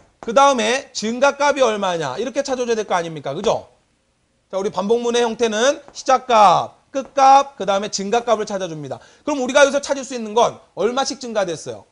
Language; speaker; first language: Korean; native; Korean